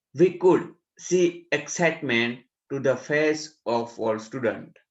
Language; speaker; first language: English; non-native, local second language; Gujarati